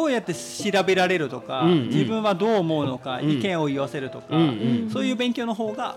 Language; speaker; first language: Japanese; non-native, fluent; Danish